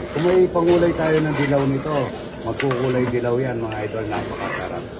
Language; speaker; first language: Filipino; non-native, local second language; Pampanga